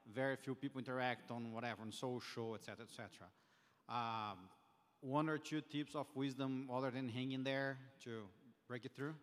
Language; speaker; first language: English; non-native, fluent; Portuguese